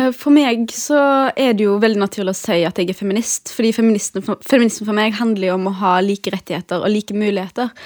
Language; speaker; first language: Norwegian; early bilingual, other home language; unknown